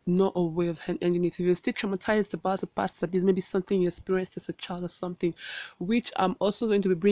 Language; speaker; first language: English; non-native, local second language; Igbo